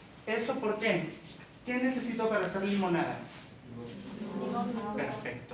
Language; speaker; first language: Spanish; native; Spanish